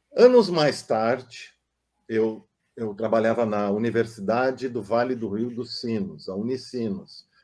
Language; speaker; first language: Portuguese; non-native, local second language; German